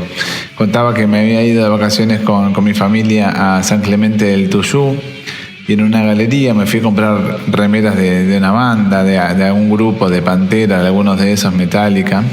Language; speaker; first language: Spanish; native; Spanish